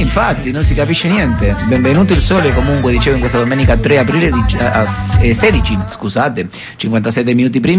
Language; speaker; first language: Italian; native; Italian